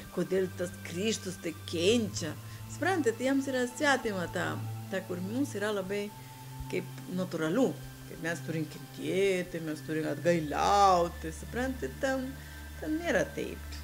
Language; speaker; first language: Lithuanian; non-native, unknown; Spanish